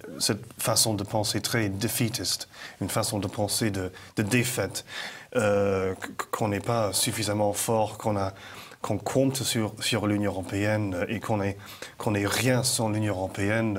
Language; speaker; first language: French; non-native, fluent; English